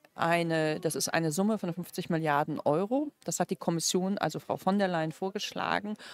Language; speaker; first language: German; native; German